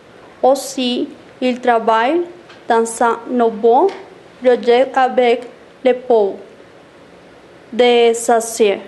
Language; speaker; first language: French; non-native, learner; Spanish